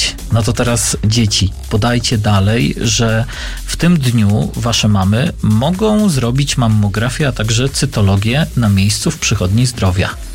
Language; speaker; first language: Polish; native; Polish